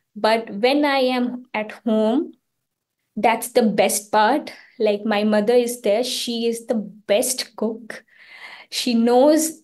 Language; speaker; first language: English; non-native, local second language; Hindi